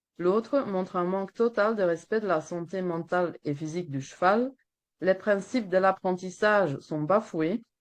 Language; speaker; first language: French; non-native, local second language; Dutch